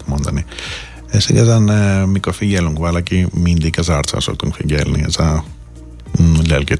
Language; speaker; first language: Hungarian; non-native, fluent; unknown